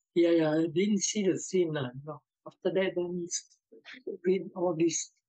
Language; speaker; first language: English; non-native, local second language; Min Nan Chinese